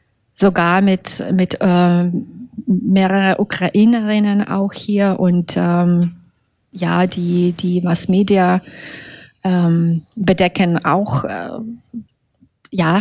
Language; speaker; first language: German; non-native, fluent; Russian